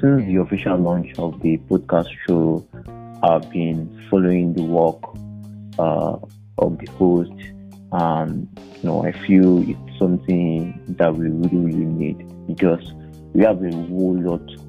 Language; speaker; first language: English; non-native, local second language; Yoruba